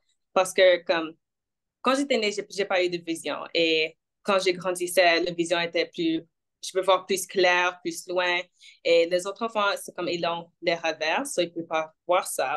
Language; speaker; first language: French; non-native, local second language; English